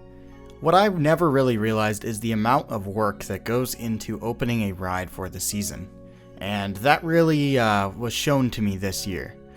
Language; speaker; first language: English; native; English